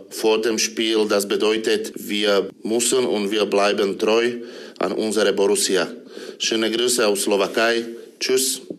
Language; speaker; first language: German; non-native, fluent; Slovak